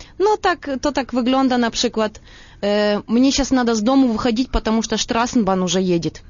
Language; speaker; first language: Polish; non-native, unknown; Russian